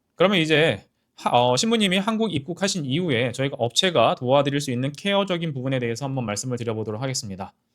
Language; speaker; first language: Korean; native; Korean